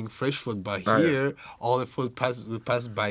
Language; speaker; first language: English; non-native, local second language; Kinyarwanda